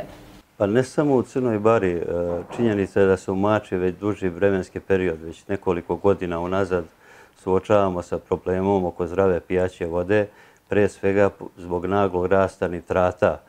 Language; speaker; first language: Serbian; native; Serbian